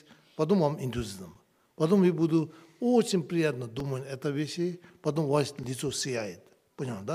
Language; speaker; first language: Russian; non-native, learner; Tibetan